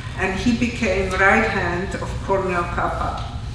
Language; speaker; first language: English; non-native, fluent; Czech